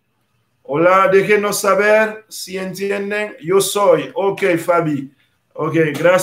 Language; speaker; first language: Spanish; non-native, learner; Haitian Creole